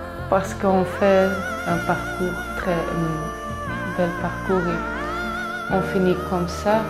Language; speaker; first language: French; non-native, local second language; Dutch